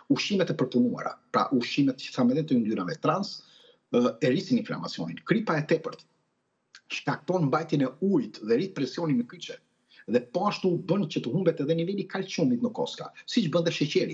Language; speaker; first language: Albanian; native; Albanian